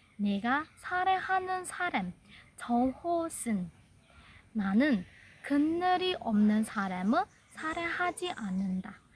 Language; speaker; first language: Korean; non-native, learner; Burmese